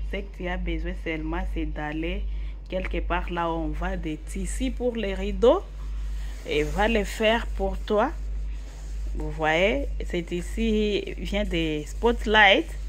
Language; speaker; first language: French; non-native, local second language; Swahili